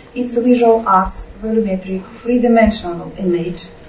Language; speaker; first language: English; non-native, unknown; Russian